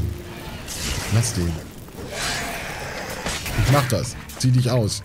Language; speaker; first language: German; native; German